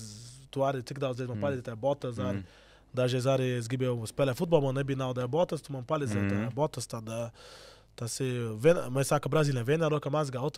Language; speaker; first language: Latvian; non-native, learner; Portuguese